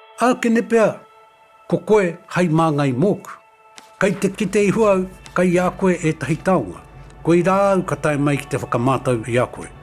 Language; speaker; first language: Māori; native; Māori